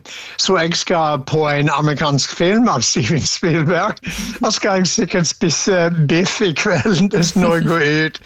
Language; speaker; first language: Norwegian; non-native, fluent; English